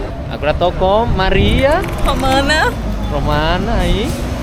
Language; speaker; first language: Portuguese; non-native, learner; Indonesian